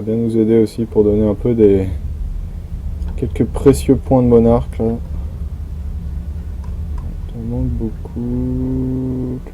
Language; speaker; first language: French; native; French